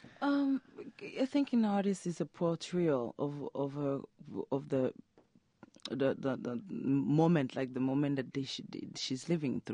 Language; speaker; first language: English; non-native, fluent; Haitian Creole